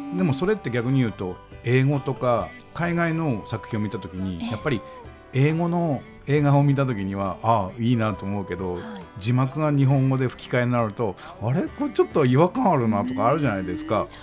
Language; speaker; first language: Japanese; native; Japanese